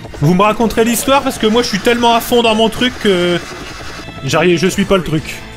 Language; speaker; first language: French; native; French